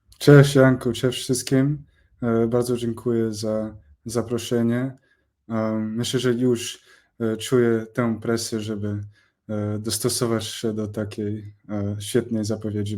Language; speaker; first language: Polish; non-native, fluent; English